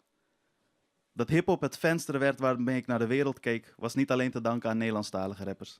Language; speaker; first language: Dutch; early bilingual, other home language; Persian